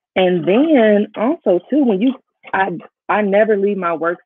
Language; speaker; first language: English; native; English